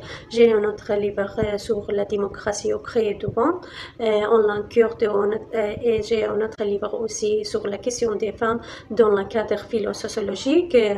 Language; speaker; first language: French; non-native, learner; Kurdish